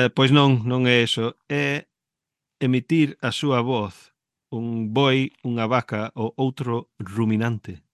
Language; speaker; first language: Galician; early bilingual, heritage; Galician